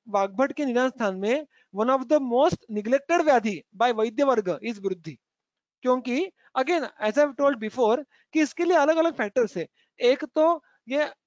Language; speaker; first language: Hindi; non-native, local second language; Marathi